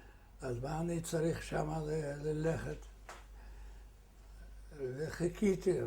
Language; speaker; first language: Hebrew; non-native, fluent; Yiddish